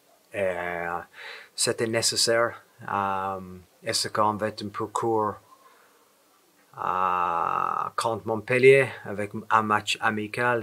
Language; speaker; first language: French; non-native, fluent; English